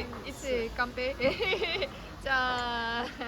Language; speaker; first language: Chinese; non-native, fluent; Korean